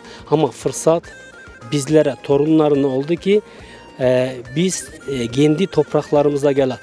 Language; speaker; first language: Turkish; early bilingual, heritage; Turkish